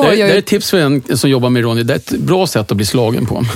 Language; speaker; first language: Swedish; native; Swedish